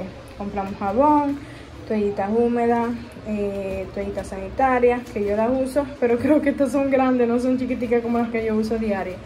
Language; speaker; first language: Spanish; native; Spanish